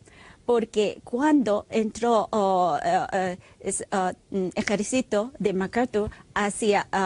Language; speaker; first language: Spanish; non-native, fluent; Korean